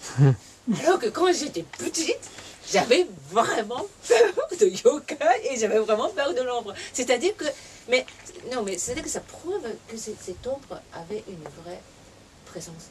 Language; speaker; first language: French; non-native, fluent; Japanese